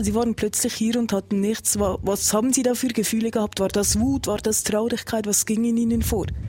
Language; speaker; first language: German; native; German